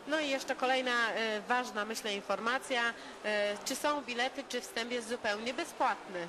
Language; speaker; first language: Polish; native; Polish